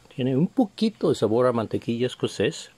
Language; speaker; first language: Spanish; non-native, fluent; English